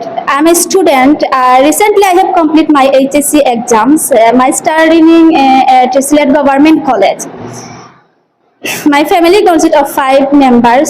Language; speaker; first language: English; non-native, learner; Bangla